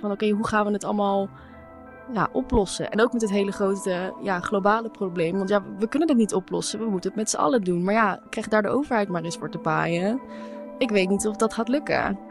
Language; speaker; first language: Dutch; native; Dutch